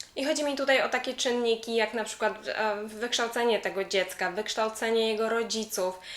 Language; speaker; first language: Polish; native; Polish